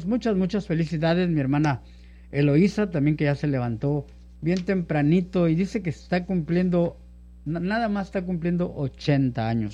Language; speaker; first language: Spanish; native; Spanish